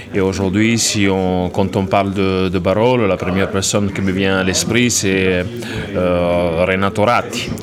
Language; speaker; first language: French; non-native, fluent; Italian